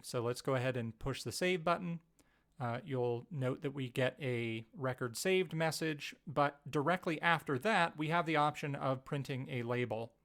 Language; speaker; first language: English; native; English